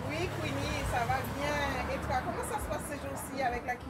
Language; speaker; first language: French; native; French